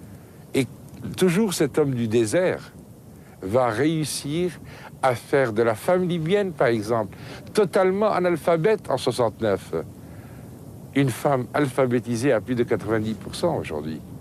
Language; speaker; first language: French; native; French